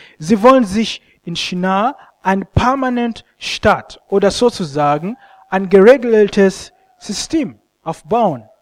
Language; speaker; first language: German; non-native, fluent; Ganda